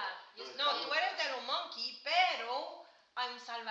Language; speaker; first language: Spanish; non-native, learner; English